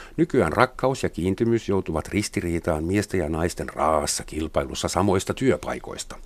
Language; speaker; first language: Finnish; non-native, fluent; German